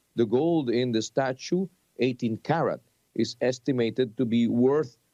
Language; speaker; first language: English; non-native, local second language; Filipino